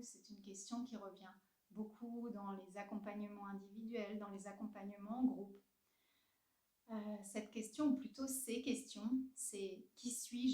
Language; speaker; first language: French; native; French